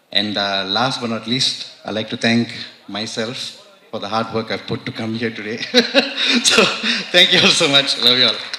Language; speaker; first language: Tamil; early bilingual, heritage; Tamil